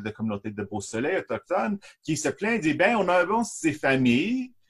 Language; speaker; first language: French; native; French